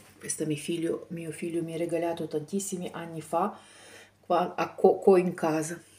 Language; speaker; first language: Italian; non-native, learner; Ukrainian